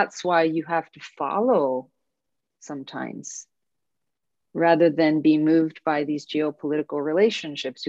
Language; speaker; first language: English; native; English